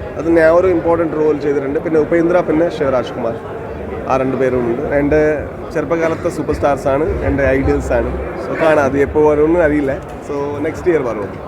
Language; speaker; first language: Malayalam; non-native, learner; Kannada